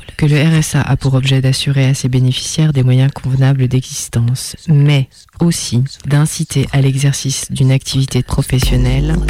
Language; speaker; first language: French; native; French